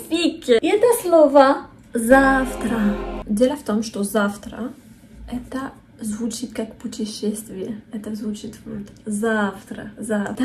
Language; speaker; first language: Russian; non-native, fluent; French